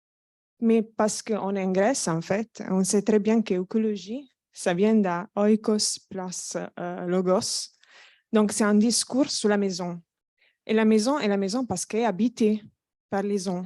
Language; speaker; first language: French; non-native, fluent; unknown